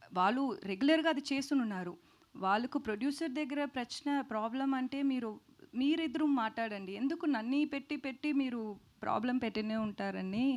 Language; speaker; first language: Telugu; non-native, fluent; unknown